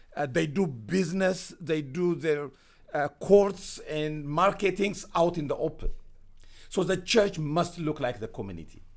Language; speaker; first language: English; non-native, fluent; Amharic